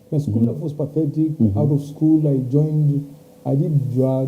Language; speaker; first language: English; non-native, local second language; Swahili